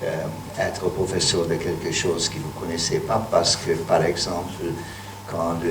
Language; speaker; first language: French; non-native, fluent; Hungarian